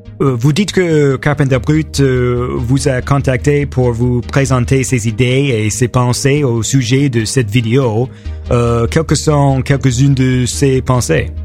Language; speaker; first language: French; non-native, learner; English